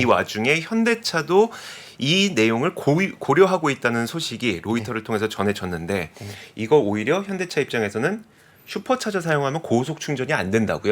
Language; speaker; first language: Korean; native; Korean